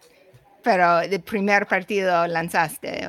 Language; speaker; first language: Spanish; non-native, fluent; English